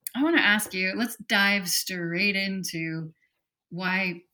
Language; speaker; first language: English; native; English